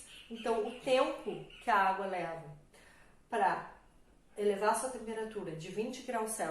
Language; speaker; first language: Portuguese; native; Portuguese